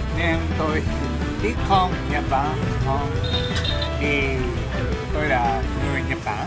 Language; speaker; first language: Vietnamese; non-native, learner; Japanese